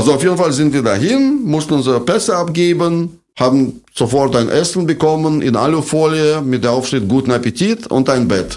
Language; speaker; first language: German; non-native, fluent; Russian